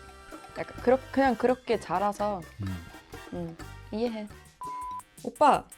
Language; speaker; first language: Korean; non-native, fluent; Swedish